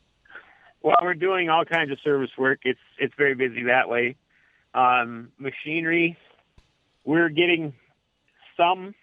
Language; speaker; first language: English; native; English